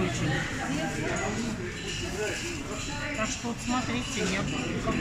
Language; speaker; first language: Russian; native; Russian